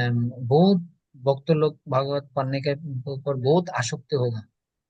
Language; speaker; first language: Hindi; non-native, learner; Bangla